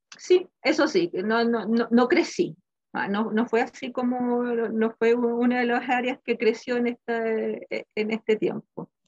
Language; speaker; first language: Spanish; native; Spanish